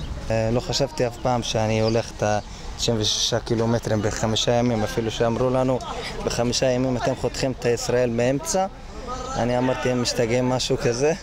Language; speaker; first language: Hebrew; non-native, local second language; Arabic